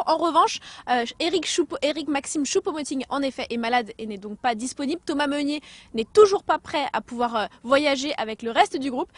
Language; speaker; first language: French; native; French